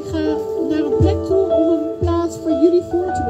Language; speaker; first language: Dutch; non-native, local second language; Papiamento